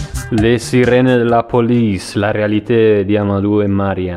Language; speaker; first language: Italian; native; Italian